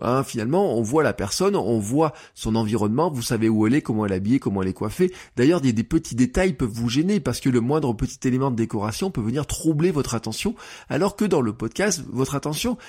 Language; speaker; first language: French; native; French